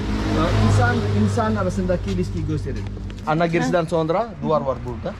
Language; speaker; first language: Turkish; non-native, learner; Indonesian